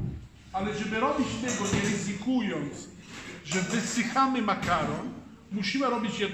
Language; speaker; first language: Polish; non-native, fluent; Italian